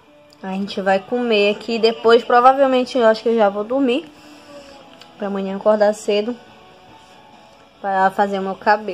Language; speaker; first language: Portuguese; native; Portuguese